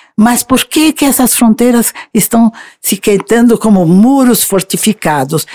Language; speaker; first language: Spanish; non-native, learner; Portuguese